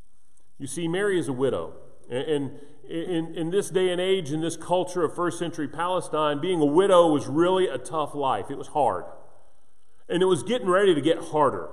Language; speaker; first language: English; native; English